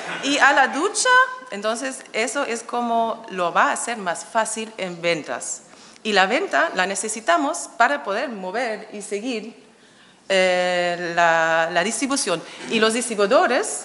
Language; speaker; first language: Spanish; non-native, fluent; German